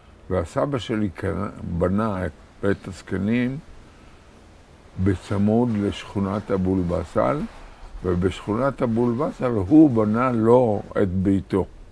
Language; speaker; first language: Hebrew; native; Hebrew